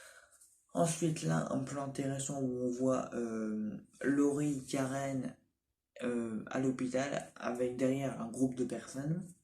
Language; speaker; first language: French; native; French